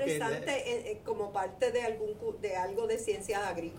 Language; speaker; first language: Spanish; native; Spanish